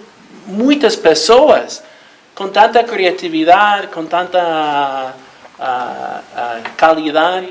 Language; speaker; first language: Portuguese; non-native, learner; Spanish